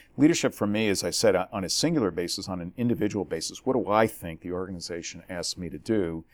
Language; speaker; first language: English; native; English